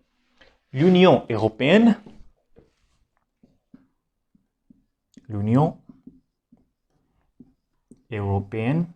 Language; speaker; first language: French; non-native, fluent; Hindi